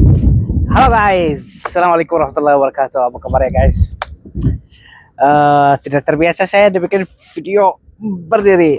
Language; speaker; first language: Indonesian; non-native, fluent; Arabic